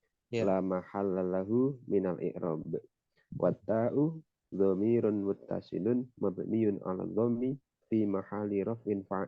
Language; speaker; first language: Arabic; non-native, learner; Indonesian